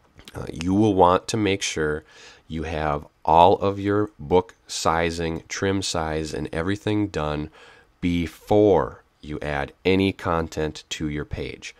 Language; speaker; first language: English; native; English